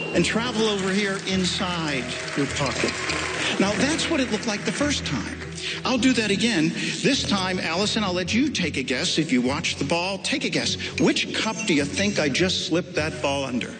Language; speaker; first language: English; native; English